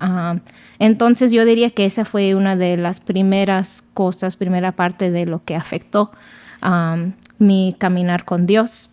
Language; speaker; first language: Spanish; early bilingual, other home language; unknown